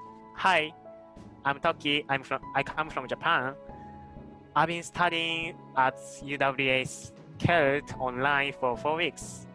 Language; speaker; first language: English; non-native, fluent; Japanese